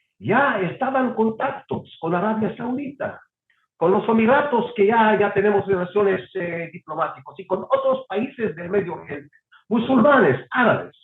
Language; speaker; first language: Spanish; non-native, fluent; Hebrew